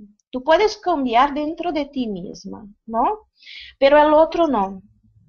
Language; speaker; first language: Spanish; non-native, fluent; Portuguese